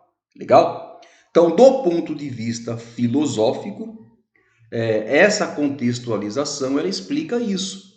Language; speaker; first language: Portuguese; native; Portuguese